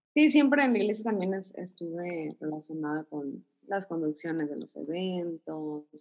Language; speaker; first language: Spanish; native; Spanish